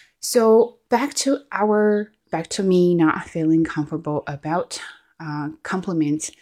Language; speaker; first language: English; non-native, fluent; Chinese